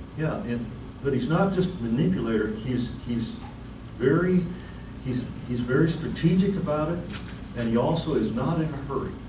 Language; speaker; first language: English; native; English